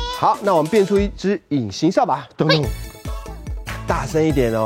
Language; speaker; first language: Chinese; native; Chinese